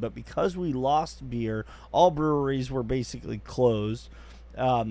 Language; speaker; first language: English; native; English